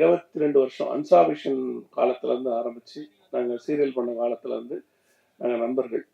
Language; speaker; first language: Tamil; native; Tamil